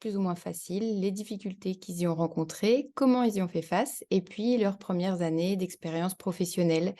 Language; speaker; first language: French; native; French